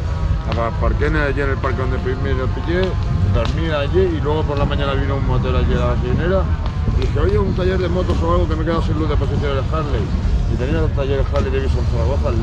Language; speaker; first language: Spanish; native; Spanish